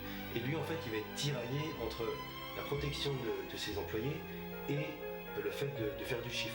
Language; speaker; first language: French; native; French